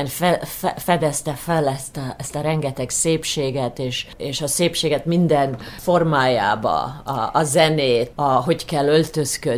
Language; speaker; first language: Hungarian; early bilingual, heritage; Hungarian